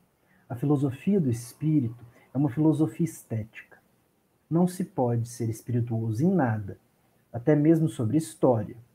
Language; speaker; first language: Portuguese; native; Portuguese